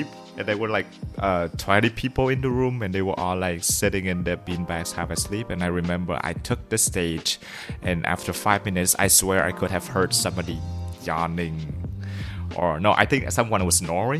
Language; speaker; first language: English; non-native, fluent; Vietnamese